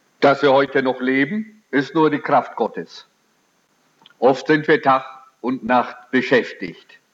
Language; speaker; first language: German; early bilingual, heritage; German